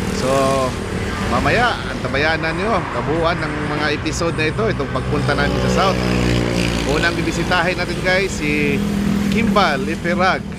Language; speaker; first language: Filipino; non-native, local second language; Cebuano